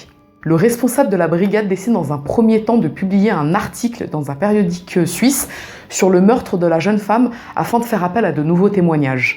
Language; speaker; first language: French; native; French